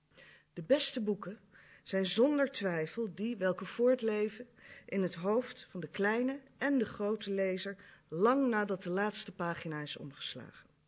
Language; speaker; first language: Dutch; native; Dutch